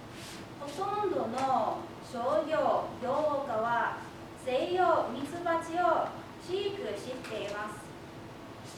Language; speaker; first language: Japanese; non-native, fluent; English